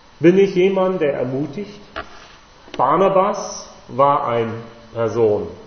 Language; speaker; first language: German; non-native, fluent; English